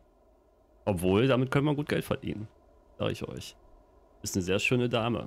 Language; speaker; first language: German; native; German